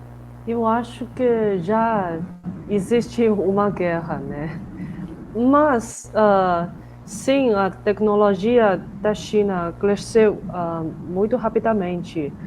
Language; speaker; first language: Portuguese; non-native, fluent; Chinese